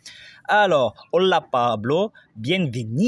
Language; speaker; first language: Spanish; non-native, learner; French